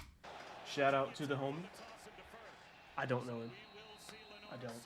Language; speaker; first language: English; native; English